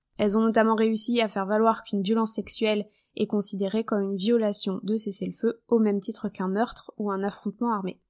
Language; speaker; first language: French; native; French